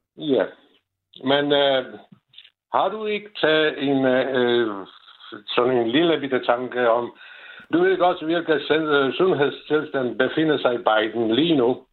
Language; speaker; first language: Danish; non-native, fluent; Czech